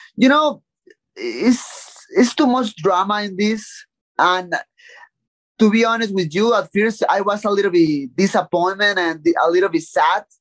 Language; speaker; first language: English; non-native, learner; Spanish